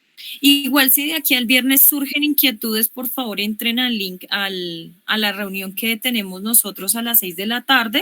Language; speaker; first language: Spanish; native; Spanish